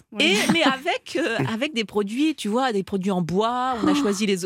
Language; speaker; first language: French; native; French